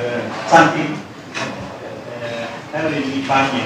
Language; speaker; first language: Chinese; non-native, learner; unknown